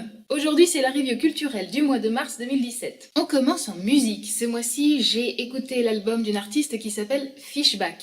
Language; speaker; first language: French; native; French